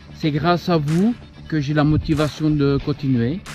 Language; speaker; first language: French; native; French